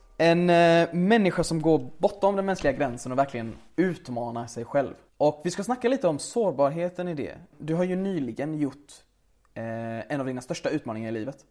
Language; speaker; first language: Swedish; early bilingual, other home language; Arabic